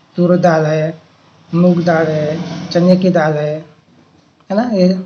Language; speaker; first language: Hindi; non-native, local second language; Marathi